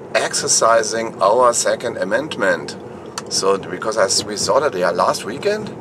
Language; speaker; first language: English; non-native, fluent; German